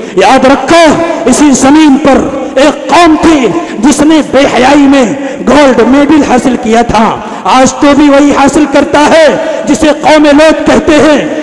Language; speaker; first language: Urdu; native; Urdu